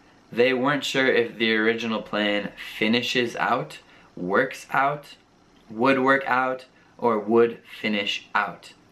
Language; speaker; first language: English; native; English